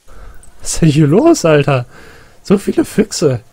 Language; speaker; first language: German; native; German